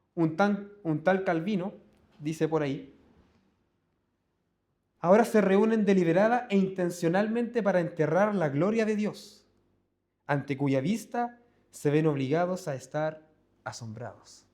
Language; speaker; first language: Spanish; native; Spanish